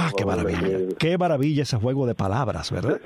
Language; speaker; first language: Spanish; native; Spanish